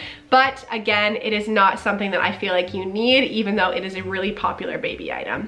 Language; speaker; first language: English; native; English